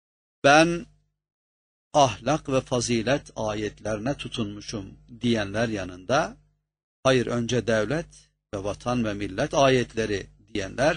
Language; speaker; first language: Turkish; native; Turkish